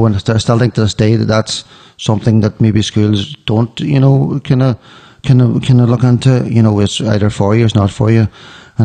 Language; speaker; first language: English; native; English